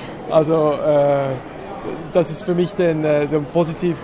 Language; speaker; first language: German; native; German